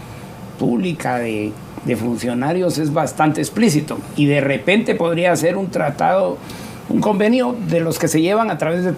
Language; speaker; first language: Spanish; native; Spanish